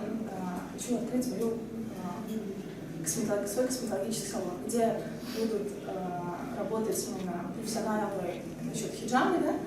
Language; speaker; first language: Russian; non-native, local second language; Tatar